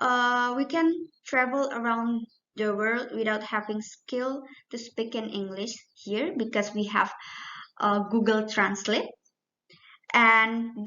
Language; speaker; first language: English; non-native, learner; Indonesian